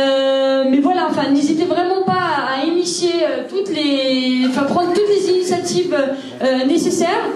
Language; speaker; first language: French; native; French